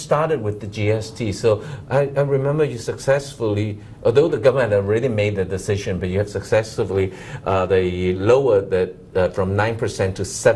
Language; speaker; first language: English; non-native, local second language; Cantonese